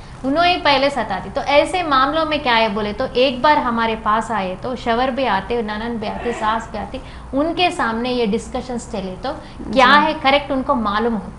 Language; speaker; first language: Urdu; non-native, local second language; Telugu